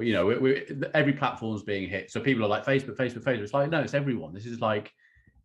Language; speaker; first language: English; native; English